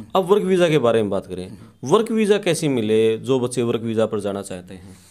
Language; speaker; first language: Hindi; native; Hindi